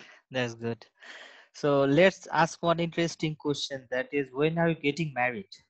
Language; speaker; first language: English; non-native, local second language; Bangla